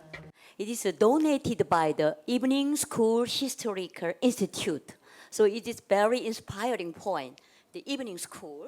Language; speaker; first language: English; non-native, learner; Korean